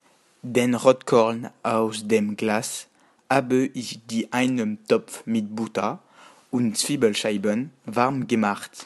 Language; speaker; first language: German; non-native, learner; French